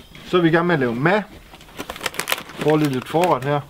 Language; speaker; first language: Danish; native; Danish